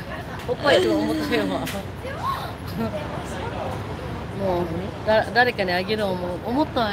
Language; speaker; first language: Japanese; non-native, fluent; Filipino